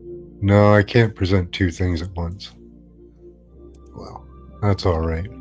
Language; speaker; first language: English; native; English